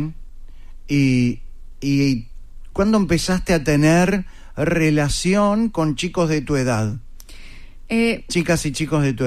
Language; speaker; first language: Spanish; native; Spanish